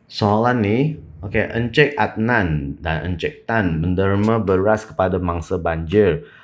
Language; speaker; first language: Malay; non-native, local second language; Chinese